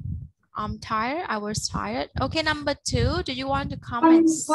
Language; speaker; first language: English; non-native, fluent; Vietnamese